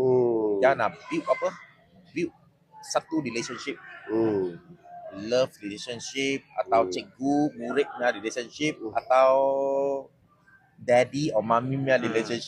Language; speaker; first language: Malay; non-native, local second language; Chinese